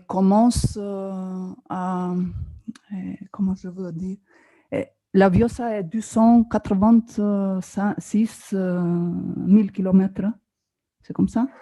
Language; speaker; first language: French; non-native, learner; Albanian